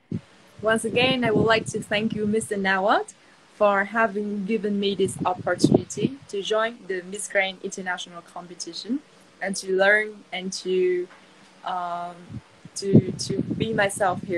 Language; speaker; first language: English; non-native, fluent; Vietnamese